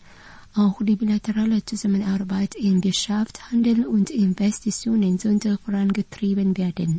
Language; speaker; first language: German; non-native, fluent; Vietnamese